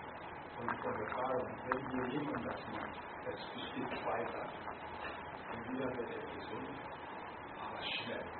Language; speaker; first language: German; non-native, fluent; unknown